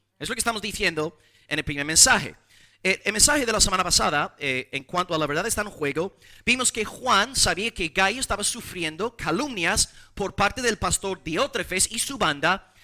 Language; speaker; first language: Spanish; non-native, fluent; English